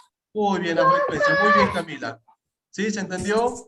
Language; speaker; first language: Spanish; native; Spanish